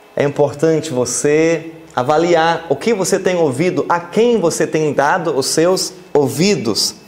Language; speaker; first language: Portuguese; non-native, fluent; German